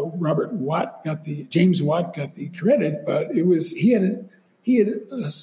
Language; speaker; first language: English; native; English